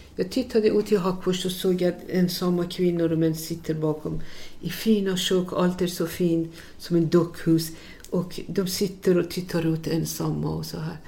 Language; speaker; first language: Swedish; non-native, fluent; Persian